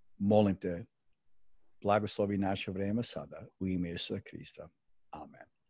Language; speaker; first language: Croatian; early bilingual, heritage; Croatian